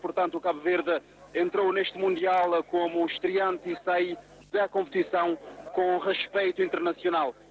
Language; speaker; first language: Portuguese; non-native, local second language; Kabuverdianu